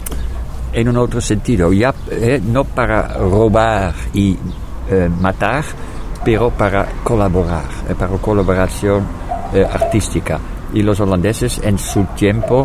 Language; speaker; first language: Spanish; non-native, fluent; Dutch